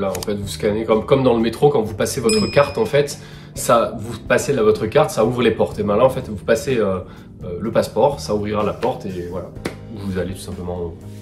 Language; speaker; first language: French; native; French